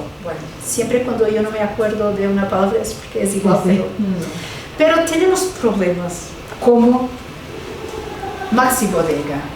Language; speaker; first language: Spanish; non-native, fluent; Portuguese